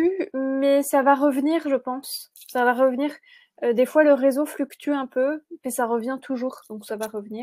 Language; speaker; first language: French; native; French